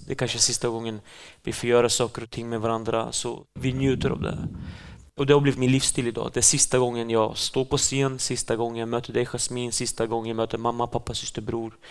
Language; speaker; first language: Swedish; early bilingual, other home language; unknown